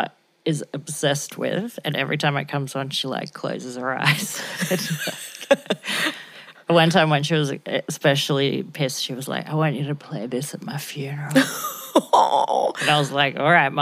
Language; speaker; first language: English; native; English